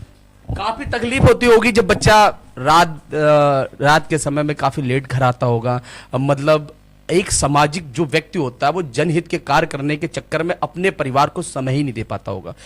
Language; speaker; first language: Hindi; native; Hindi